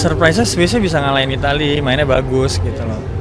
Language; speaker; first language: Indonesian; native; Indonesian